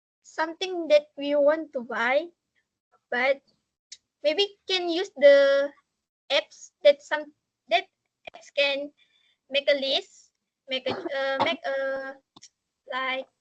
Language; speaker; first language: English; non-native, learner; Malay